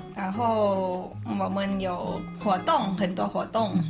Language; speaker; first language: Chinese; non-native, learner; Thai